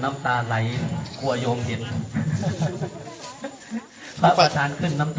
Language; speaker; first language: Thai; non-native, local second language; Lao